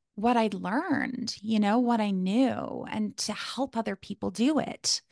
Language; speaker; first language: English; native; English